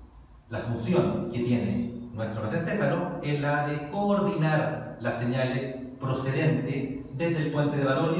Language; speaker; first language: Spanish; native; Spanish